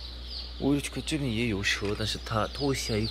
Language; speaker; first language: Chinese; non-native, learner; Korean